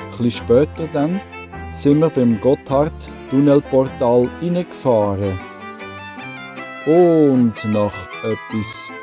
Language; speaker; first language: German; native; German